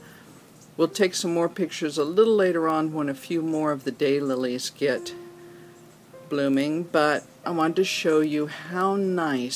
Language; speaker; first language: English; native; English